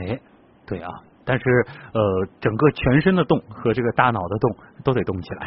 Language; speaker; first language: Chinese; native; Chinese